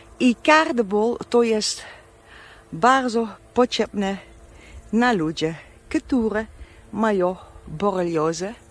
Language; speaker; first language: Polish; non-native, learner; Dutch